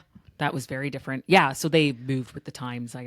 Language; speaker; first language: English; native; English